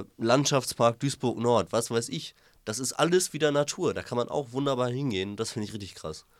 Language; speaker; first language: German; native; German